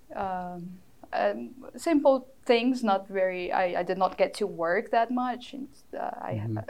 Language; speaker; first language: English; non-native, fluent; Portuguese